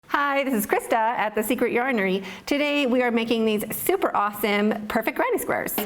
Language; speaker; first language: English; native; English